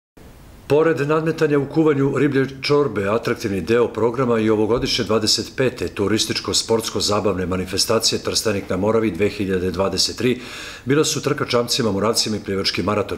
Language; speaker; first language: Serbian; native; Serbian